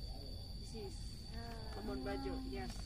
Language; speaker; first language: English; non-native, learner; Indonesian